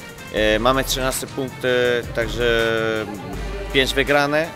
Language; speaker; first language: Polish; non-native, fluent; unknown